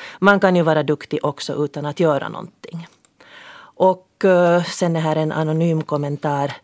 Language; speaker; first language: Swedish; native; Swedish